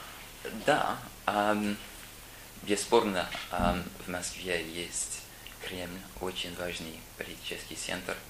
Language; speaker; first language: Russian; non-native, learner; English